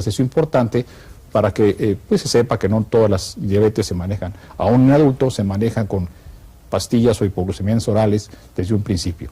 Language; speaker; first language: Spanish; native; Spanish